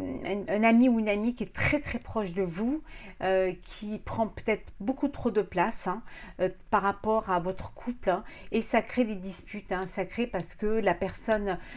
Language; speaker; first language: French; native; French